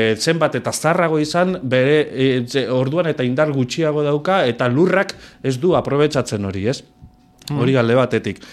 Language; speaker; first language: Basque; non-native, local second language; Spanish